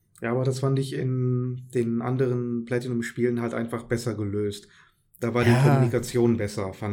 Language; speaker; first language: German; native; German